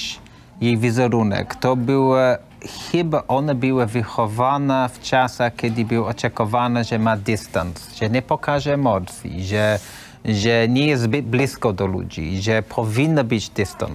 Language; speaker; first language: Polish; non-native, learner; English